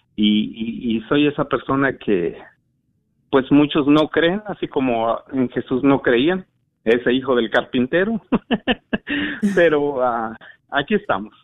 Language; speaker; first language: Spanish; native; Spanish